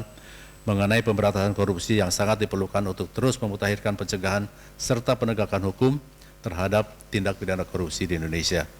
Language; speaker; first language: Indonesian; native; Indonesian